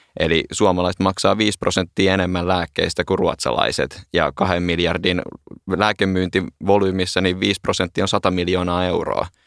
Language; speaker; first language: Finnish; native; Finnish